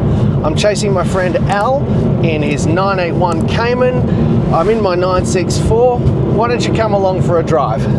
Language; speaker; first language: English; native; English